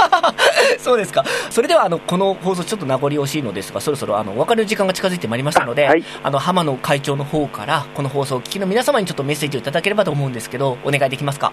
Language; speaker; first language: Japanese; native; Japanese